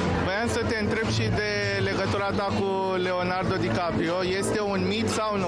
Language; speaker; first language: Romanian; native; Romanian